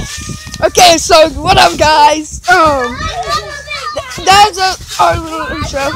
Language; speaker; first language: English; native; English